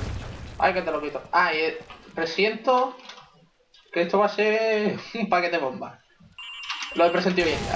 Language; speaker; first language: Spanish; native; Spanish